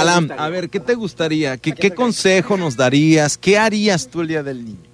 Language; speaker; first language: Spanish; native; Spanish